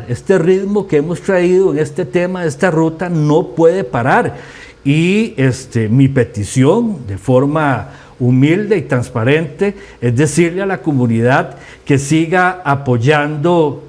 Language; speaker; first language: Spanish; native; Spanish